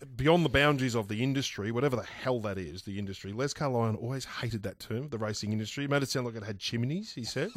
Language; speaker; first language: English; native; English